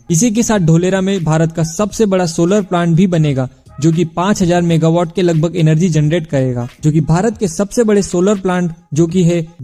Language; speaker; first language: Hindi; native; Hindi